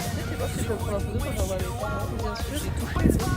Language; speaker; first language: French; non-native, learner; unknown